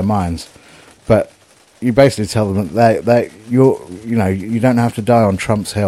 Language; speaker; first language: English; native; English